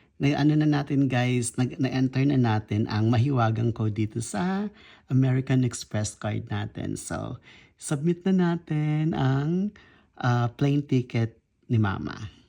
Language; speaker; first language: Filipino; non-native, local second language; Kinaray-a